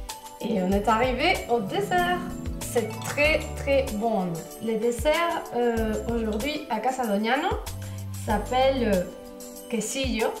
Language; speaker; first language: French; non-native, fluent; Spanish